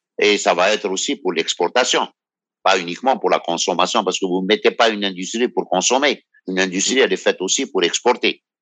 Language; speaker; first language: French; non-native, local second language; Arabic